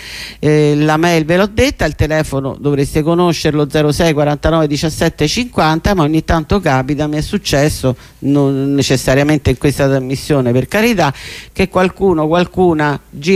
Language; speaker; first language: Italian; native; Italian